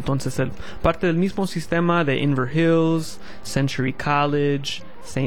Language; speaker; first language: Spanish; early bilingual, heritage; Spanish